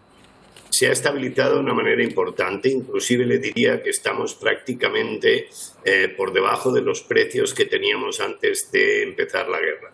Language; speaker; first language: Spanish; native; Spanish